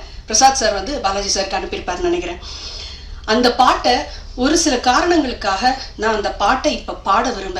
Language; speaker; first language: Tamil; native; Tamil